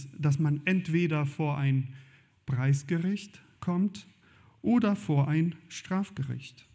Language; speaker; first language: German; native; German